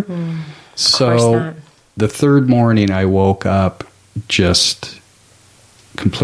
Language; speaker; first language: English; native; English